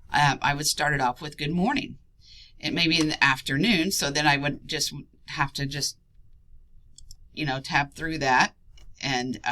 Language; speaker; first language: English; native; English